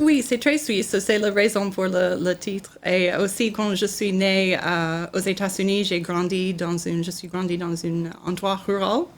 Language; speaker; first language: French; non-native, learner; English